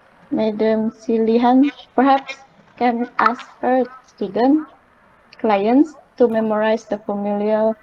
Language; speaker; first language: English; non-native, learner; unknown